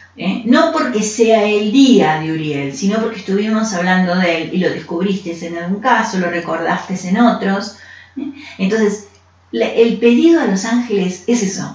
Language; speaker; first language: Spanish; native; Spanish